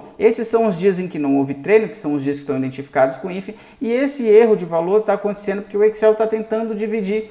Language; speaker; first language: Portuguese; native; Portuguese